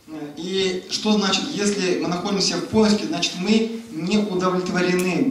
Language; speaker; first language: Russian; native; Russian